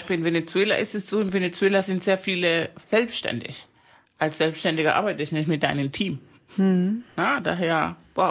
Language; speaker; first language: German; non-native, fluent; Spanish